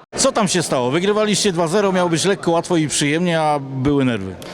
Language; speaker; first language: Polish; native; Polish